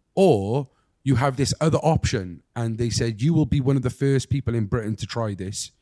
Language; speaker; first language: English; native; English